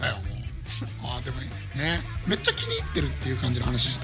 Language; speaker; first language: Japanese; native; Japanese